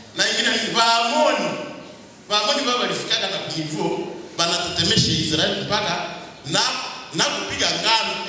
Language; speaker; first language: Swahili; non-native, local second language; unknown